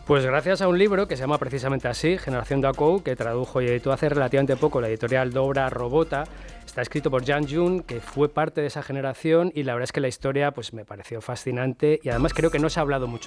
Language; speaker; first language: Spanish; native; Spanish